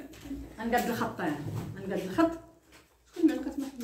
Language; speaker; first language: Arabic; native; Arabic